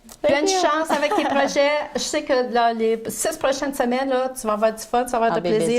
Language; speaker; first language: French; native; French